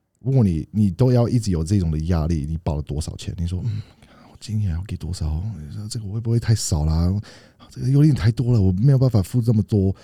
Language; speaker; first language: Chinese; non-native, fluent; English